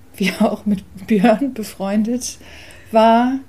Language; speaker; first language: German; early bilingual, other home language; English